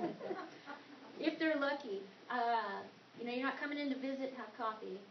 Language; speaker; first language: English; native; English